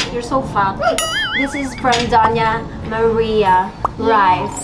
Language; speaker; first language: English; non-native, local second language; Filipino